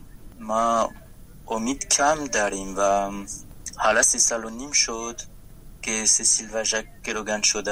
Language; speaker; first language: Persian; non-native, fluent; French